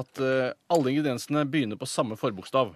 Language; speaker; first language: Norwegian; native; Norwegian